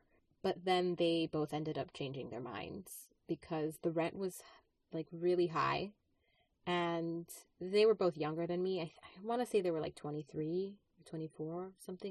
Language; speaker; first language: English; native; English